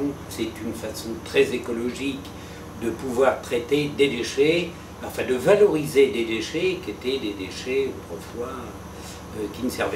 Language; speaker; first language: French; native; French